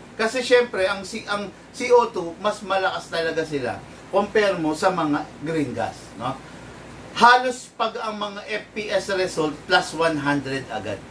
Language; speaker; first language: Filipino; native; Filipino